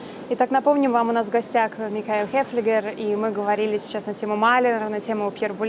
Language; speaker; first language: Russian; native; Russian